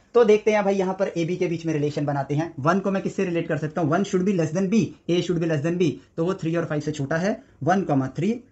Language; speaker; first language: Hindi; native; Hindi